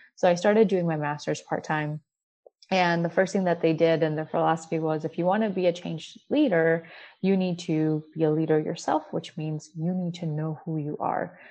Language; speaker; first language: English; early bilingual, other home language; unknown